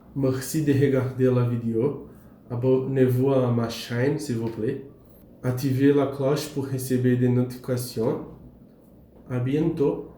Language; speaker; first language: French; non-native, learner; Portuguese